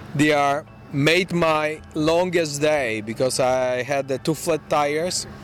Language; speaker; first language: English; non-native, fluent; Polish